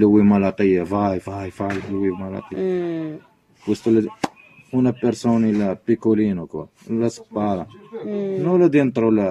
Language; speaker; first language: Italian; non-native, learner; Arabic